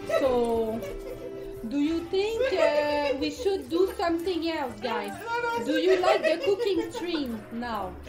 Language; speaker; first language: English; non-native, learner; French